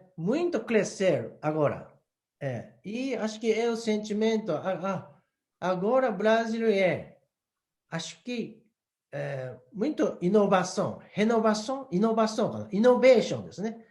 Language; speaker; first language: Portuguese; non-native, learner; Japanese